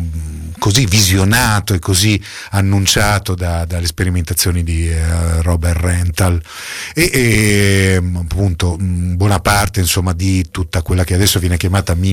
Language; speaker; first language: Italian; native; Italian